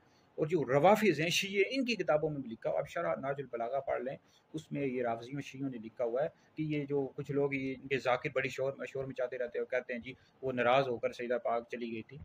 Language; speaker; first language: Urdu; native; Urdu